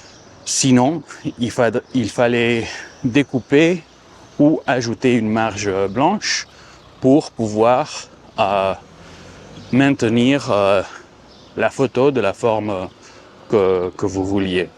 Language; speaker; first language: French; non-native, fluent; Spanish